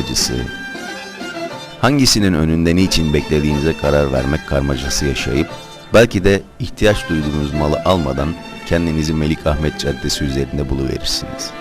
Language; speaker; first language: Turkish; native; Turkish